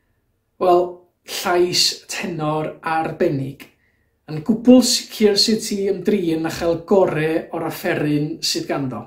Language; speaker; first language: Welsh; native; Welsh